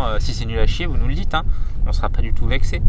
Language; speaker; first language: French; native; French